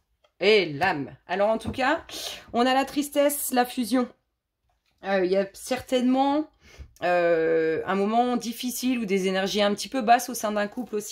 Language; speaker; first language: French; native; French